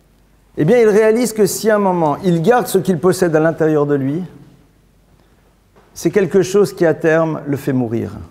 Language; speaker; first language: French; native; French